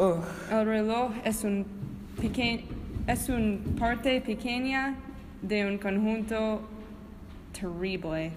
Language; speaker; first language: Spanish; non-native, learner; English